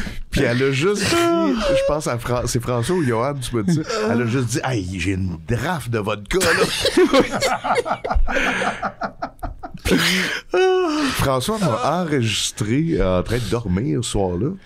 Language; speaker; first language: French; native; French